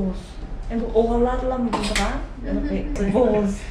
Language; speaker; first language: Turkish; non-native, learner; Uyghur